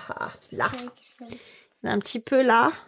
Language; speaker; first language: French; native; French